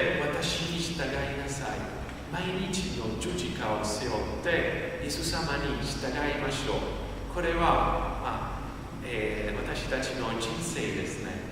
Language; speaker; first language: Japanese; non-native, fluent; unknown